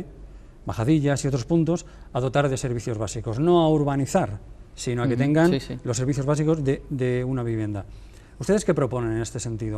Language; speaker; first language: Spanish; native; Spanish